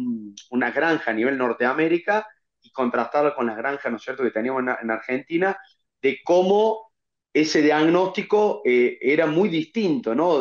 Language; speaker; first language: Spanish; native; Spanish